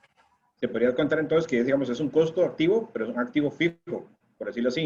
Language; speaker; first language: Spanish; native; Spanish